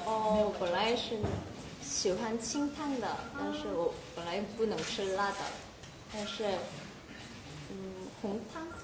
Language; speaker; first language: Chinese; non-native, learner; Korean